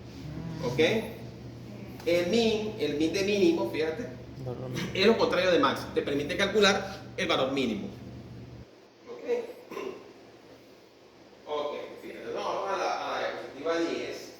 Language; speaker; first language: Spanish; native; Spanish